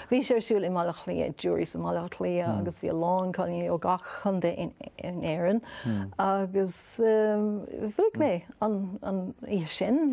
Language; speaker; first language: Irish; non-native, local second language; English